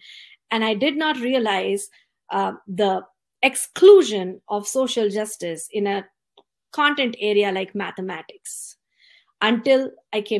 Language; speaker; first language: English; non-native, local second language; Tamil